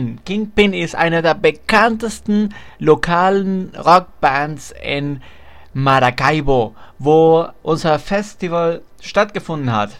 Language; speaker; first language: German; non-native, fluent; Spanish